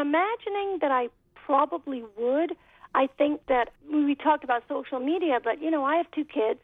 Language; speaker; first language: English; native; English